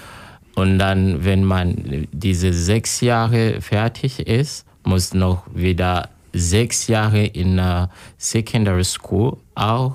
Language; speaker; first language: German; non-native, learner; Kinyarwanda